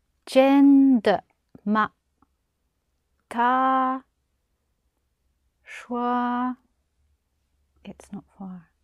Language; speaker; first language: Chinese; non-native, learner; English